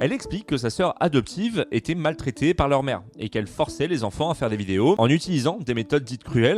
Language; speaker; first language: French; native; French